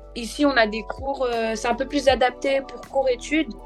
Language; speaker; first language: French; native; French